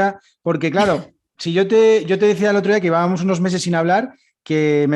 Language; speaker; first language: Spanish; native; Spanish